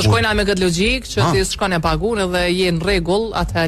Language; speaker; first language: Albanian; native; Albanian